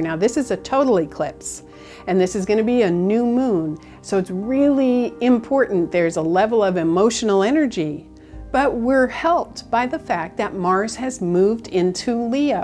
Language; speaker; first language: English; native; English